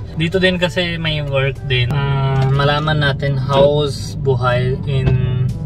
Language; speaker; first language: Filipino; non-native, learner; Hindi